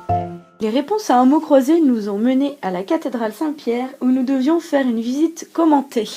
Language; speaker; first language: French; native; French